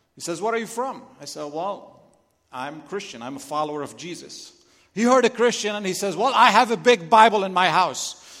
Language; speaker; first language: English; non-native, fluent; Arabic